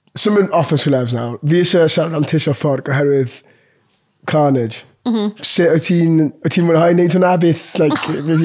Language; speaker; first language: Welsh; non-native, local second language; English